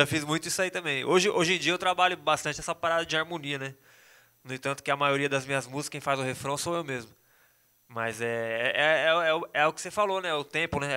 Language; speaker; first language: Portuguese; native; Portuguese